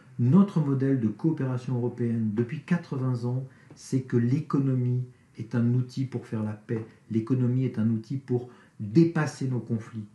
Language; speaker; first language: French; native; French